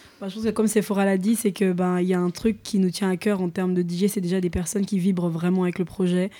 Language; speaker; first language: French; early bilingual, other home language; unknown